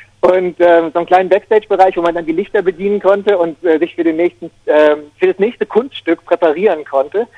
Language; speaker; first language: German; native; German